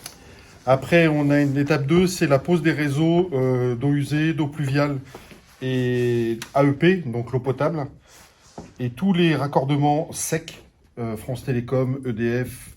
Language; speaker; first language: French; native; French